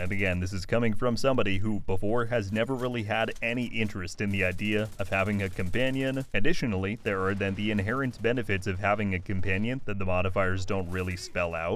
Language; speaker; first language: English; native; English